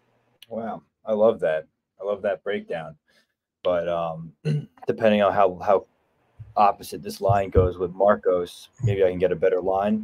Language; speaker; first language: English; native; English